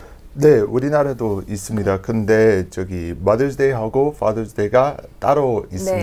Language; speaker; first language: Korean; non-native, learner; English